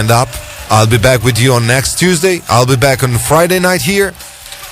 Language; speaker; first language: English; non-native, fluent; Italian